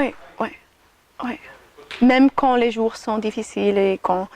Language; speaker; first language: French; non-native, fluent; English